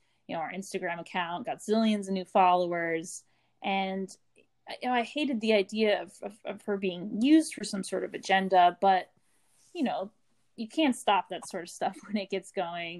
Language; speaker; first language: English; native; English